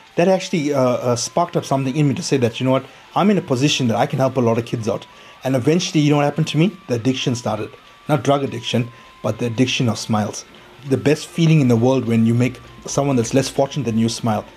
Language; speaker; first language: English; native; English